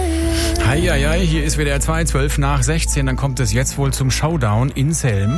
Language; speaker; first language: German; native; German